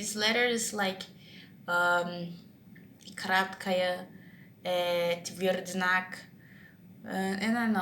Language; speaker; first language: English; non-native, learner; Portuguese